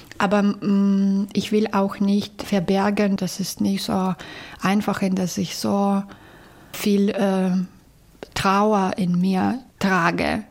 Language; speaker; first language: German; non-native, fluent; Belarusian